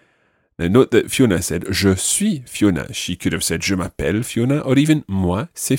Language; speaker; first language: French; non-native, fluent; English